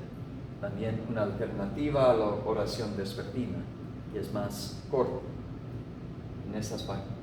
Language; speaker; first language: Spanish; non-native, fluent; English